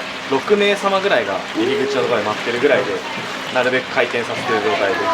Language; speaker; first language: Japanese; native; Japanese